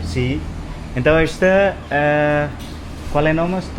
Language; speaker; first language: Portuguese; non-native, learner; Malayalam